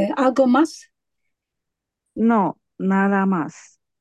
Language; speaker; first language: Spanish; non-native, learner; Chinese